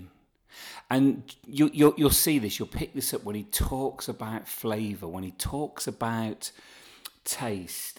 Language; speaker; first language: English; native; English